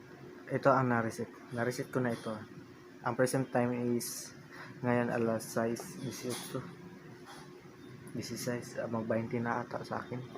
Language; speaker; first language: Filipino; non-native, local second language; Cebuano